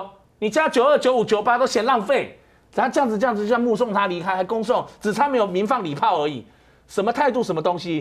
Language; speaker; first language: Chinese; native; Chinese